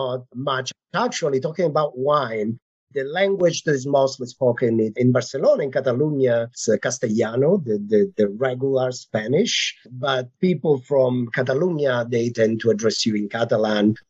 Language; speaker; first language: English; non-native, fluent; Italian